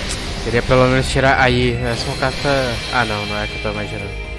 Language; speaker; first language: Portuguese; native; Portuguese